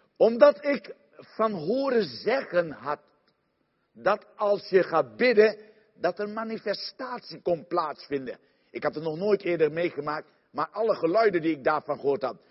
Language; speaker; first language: Dutch; native; Dutch